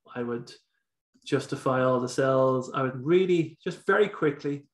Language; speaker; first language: English; native; English